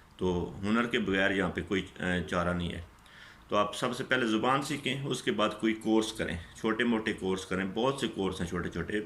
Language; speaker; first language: Urdu; non-native, local second language; Punjabi